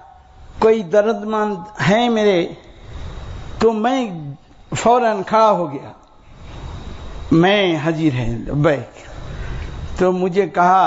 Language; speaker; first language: Hindi; non-native, learner; Bangla